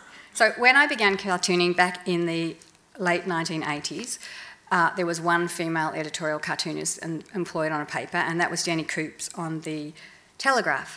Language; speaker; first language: English; native; English